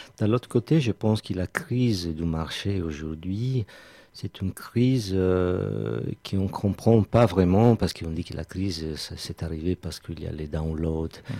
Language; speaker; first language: French; non-native, fluent; Italian